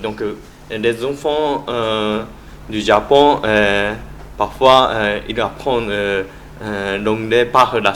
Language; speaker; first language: French; non-native, learner; Japanese